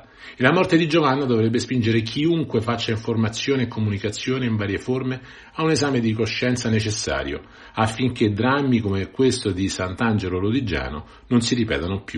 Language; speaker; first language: Italian; native; Italian